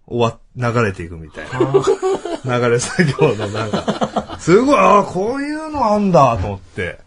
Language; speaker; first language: Japanese; native; Japanese